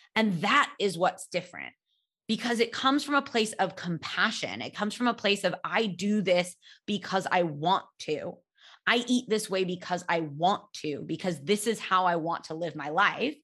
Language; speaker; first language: English; native; English